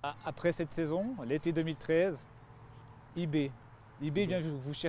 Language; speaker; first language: French; native; French